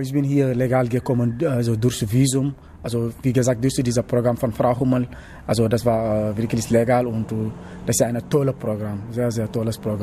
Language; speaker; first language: German; non-native, learner; Wolof